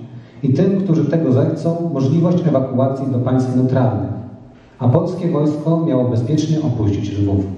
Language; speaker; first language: Polish; native; Polish